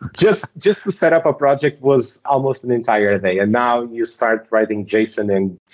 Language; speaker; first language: English; non-native, fluent; Portuguese